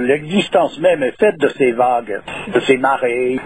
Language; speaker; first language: French; native; French